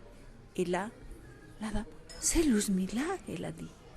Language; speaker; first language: French; non-native, fluent; Quechua